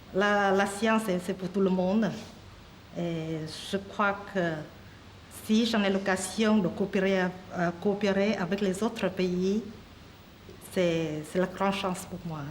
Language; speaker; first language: French; non-native, learner; Vietnamese